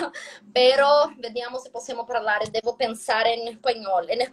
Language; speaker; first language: Italian; non-native, learner; Portuguese